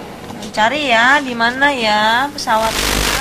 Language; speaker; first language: Indonesian; native; Indonesian